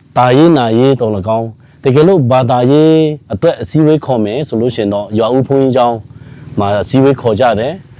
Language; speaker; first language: Burmese; non-native, local second language; Pa'o Karen